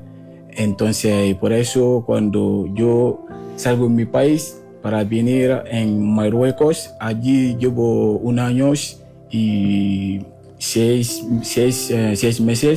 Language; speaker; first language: Spanish; non-native, learner; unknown